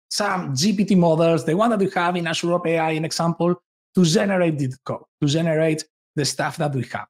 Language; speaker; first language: English; non-native, fluent; Spanish